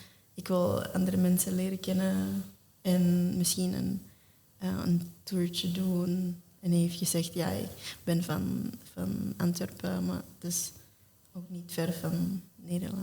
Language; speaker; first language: Dutch; non-native, learner; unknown